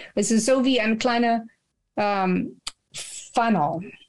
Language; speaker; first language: German; non-native, fluent; English